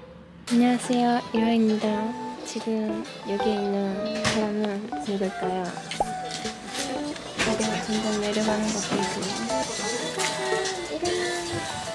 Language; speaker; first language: Korean; non-native, fluent; Japanese